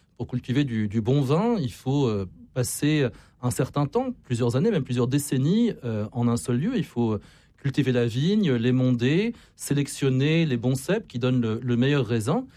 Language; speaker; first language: French; native; French